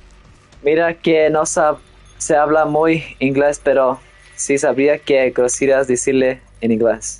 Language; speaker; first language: Spanish; non-native, learner; English